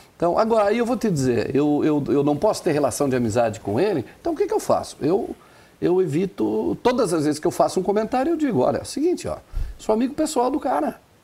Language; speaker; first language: Portuguese; non-native, local second language; German